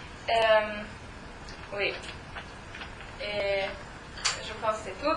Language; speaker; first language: French; non-native, learner; German